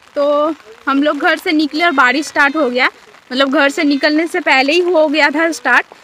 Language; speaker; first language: Hindi; non-native, local second language; Bangla